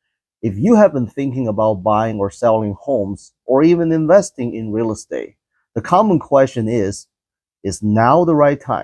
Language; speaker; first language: English; non-native, fluent; Chinese